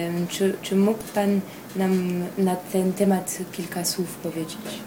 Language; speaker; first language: Polish; early bilingual, heritage; Polish